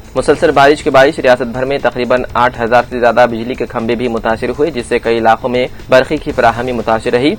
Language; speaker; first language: Urdu; native; Urdu